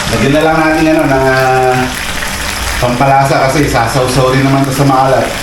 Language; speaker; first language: Filipino; native; Filipino